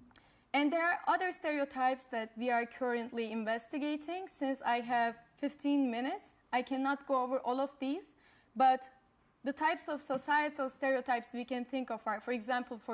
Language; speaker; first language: English; non-native, fluent; Turkish